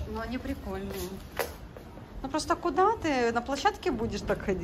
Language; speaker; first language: Russian; native; Russian